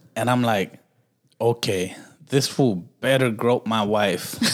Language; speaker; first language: English; native; English